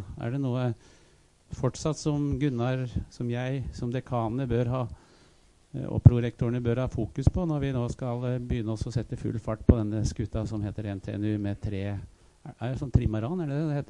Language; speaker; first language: Norwegian; native; Norwegian